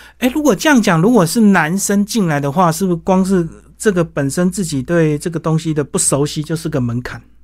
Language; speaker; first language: Chinese; native; Chinese